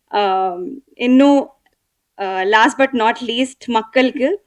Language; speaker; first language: Tamil; non-native, learner; Telugu